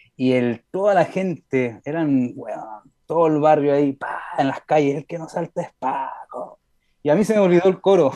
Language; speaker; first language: Spanish; early bilingual, heritage; Spanish